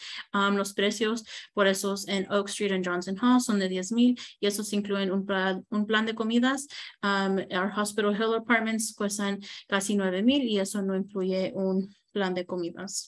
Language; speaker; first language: Spanish; early bilingual, heritage; Spanish